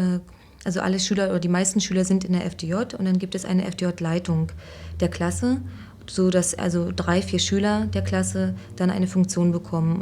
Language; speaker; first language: German; native; German